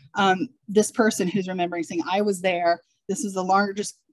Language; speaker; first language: English; native; English